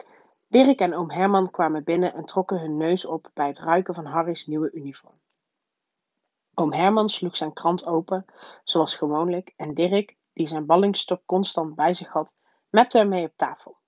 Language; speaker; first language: Dutch; native; Dutch